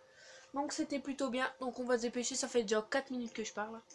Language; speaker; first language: French; native; French